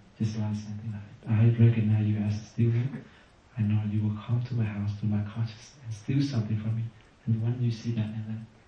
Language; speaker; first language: English; non-native, fluent; Vietnamese